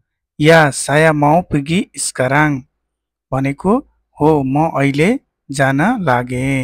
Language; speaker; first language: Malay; non-native, fluent; Nepali